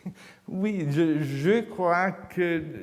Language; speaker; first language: French; non-native, fluent; Italian